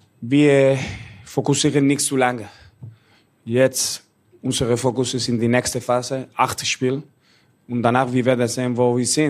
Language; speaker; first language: German; non-native, learner; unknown